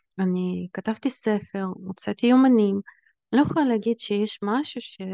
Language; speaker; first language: Hebrew; early bilingual, other home language; Russian